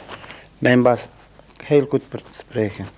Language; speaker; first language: Dutch; non-native, learner; Turkish